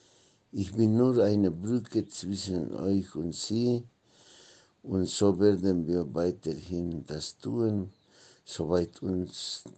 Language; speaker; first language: German; non-native, fluent; Spanish